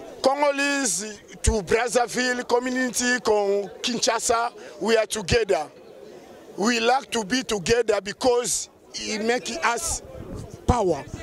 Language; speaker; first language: English; non-native, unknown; Lingala